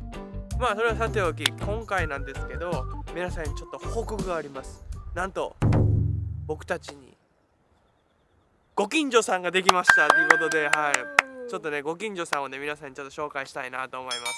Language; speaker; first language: Japanese; native; Japanese